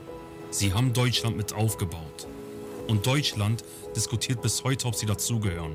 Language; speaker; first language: German; early bilingual, other home language; Kurdish